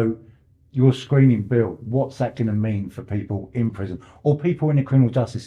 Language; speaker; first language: English; native; English